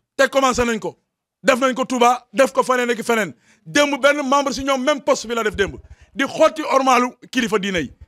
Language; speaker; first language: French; non-native, local second language; Wolof